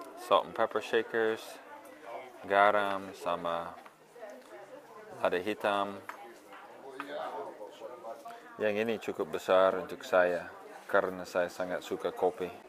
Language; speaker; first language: Indonesian; non-native, fluent; English